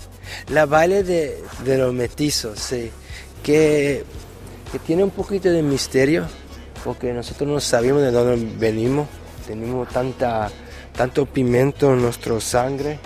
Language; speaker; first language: Spanish; early bilingual, heritage; Spanish